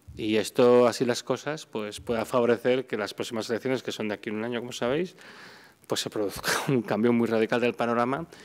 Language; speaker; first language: Spanish; native; Spanish